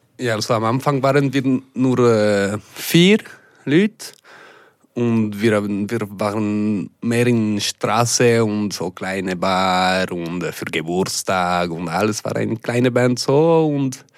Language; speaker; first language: German; non-native, local second language; French